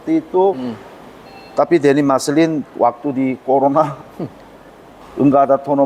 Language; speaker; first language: Indonesian; non-native, learner; Korean